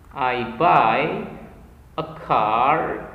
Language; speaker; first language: English; non-native, fluent; Indonesian